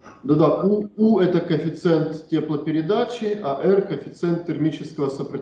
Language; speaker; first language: Russian; native; Russian